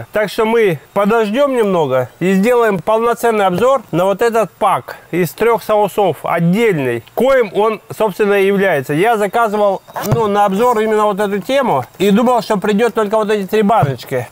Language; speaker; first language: Russian; native; Russian